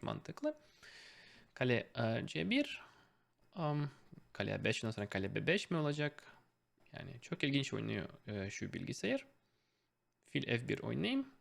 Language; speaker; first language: Turkish; non-native, fluent; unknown